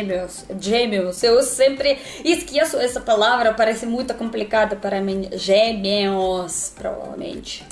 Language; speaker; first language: Portuguese; non-native, learner; Russian